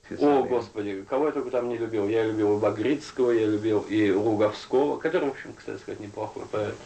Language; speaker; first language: Russian; native; Russian